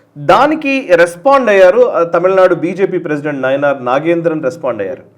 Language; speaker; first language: Telugu; native; Telugu